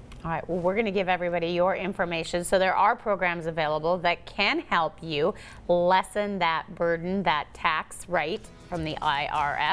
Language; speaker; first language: English; native; English